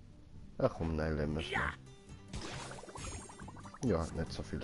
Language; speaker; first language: German; native; German